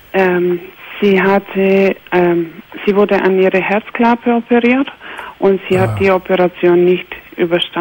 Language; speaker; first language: German; non-native, fluent; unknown